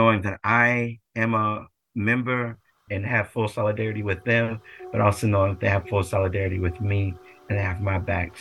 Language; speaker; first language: English; native; English